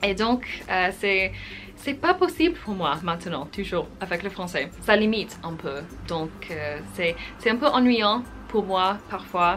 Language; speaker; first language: French; non-native, fluent; English